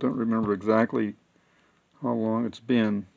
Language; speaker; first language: English; native; English